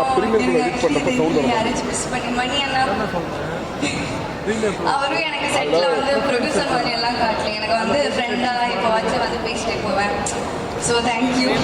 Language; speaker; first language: Tamil; non-native, learner; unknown